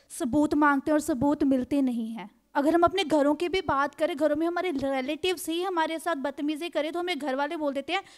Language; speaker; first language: Hindi; native; Hindi